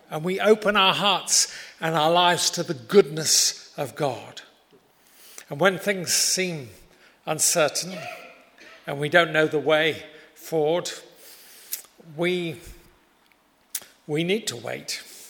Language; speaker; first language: English; native; English